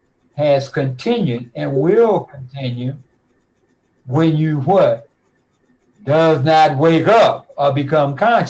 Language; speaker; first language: English; native; English